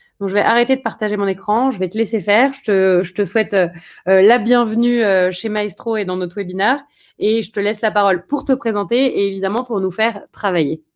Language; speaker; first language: French; native; French